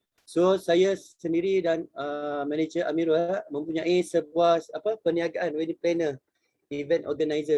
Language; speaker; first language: Malay; native; Malay